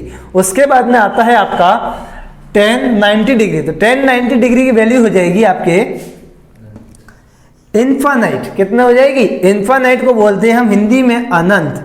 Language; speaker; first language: Hindi; native; Hindi